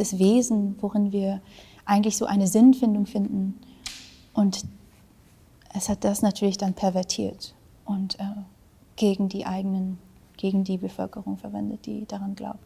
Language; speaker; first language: German; early bilingual, other home language; Vietnamese